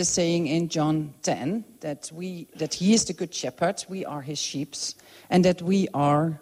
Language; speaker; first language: English; non-native, fluent; Dutch